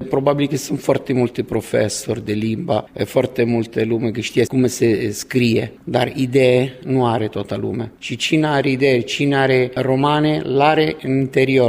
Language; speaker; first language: Romanian; non-native, learner; Italian